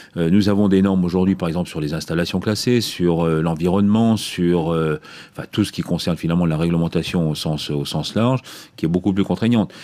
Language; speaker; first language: French; native; French